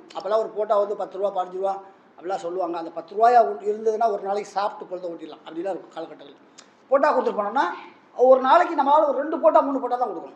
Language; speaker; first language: Tamil; native; Tamil